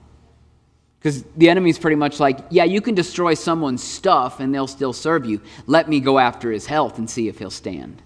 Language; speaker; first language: English; native; English